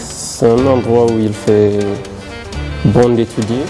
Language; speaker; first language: French; non-native, fluent; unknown